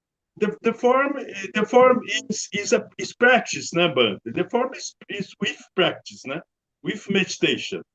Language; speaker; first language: English; non-native, learner; Portuguese